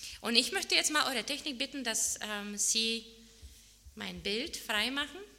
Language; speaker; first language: German; non-native, fluent; Czech